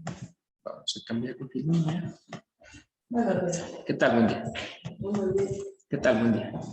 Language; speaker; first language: Spanish; native; Spanish